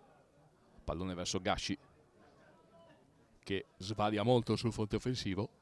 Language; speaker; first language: Italian; native; Italian